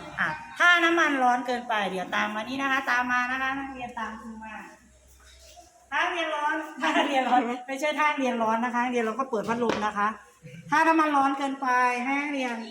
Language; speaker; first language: Thai; native; Thai